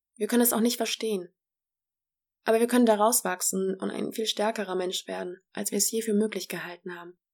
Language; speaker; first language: German; early bilingual, other home language; Polish